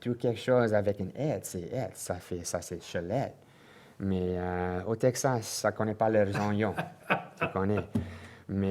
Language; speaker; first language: French; non-native, local second language; English